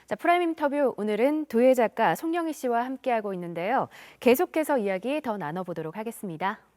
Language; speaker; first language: Korean; native; Korean